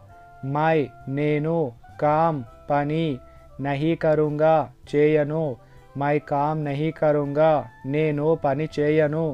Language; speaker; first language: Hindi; non-native, local second language; Telugu